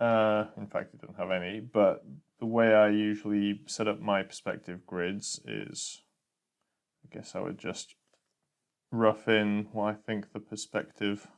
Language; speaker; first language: English; native; English